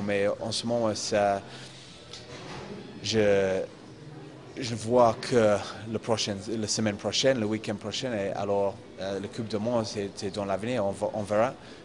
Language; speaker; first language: French; non-native, fluent; English